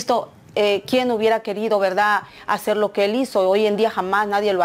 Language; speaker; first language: Spanish; native; Spanish